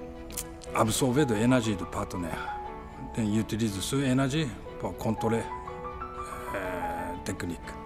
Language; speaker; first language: French; non-native, learner; Japanese